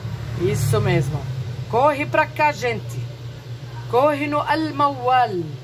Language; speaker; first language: Portuguese; non-native, fluent; Arabic